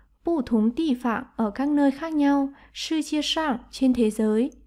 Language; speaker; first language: Chinese; non-native, fluent; Vietnamese